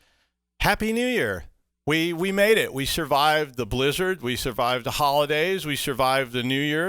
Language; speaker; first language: English; native; English